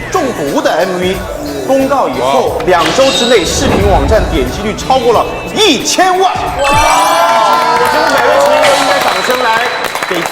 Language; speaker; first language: Chinese; native; Chinese